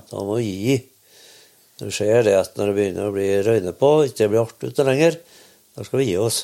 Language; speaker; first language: Norwegian; native; Norwegian